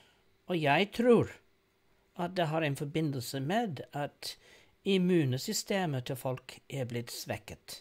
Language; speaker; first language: Norwegian; non-native, fluent; English